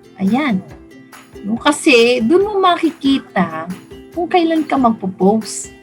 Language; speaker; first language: Filipino; non-native, local second language; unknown